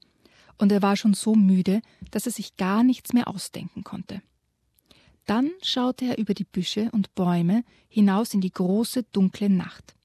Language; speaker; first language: German; native; German